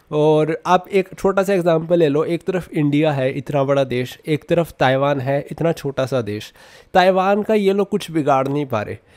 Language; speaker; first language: Hindi; native; Hindi